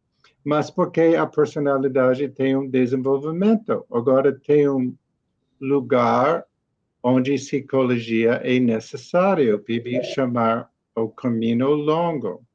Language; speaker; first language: Portuguese; non-native, learner; English